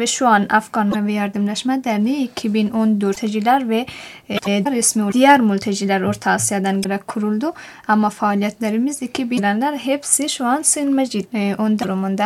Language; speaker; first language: Turkish; non-native, fluent; Persian